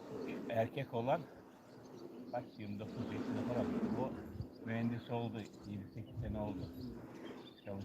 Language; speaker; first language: Turkish; native; Turkish